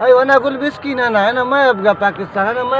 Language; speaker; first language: Arabic; non-native, learner; Sindhi